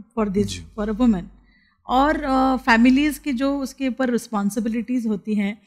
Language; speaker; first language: Hindi; non-native, local second language; Urdu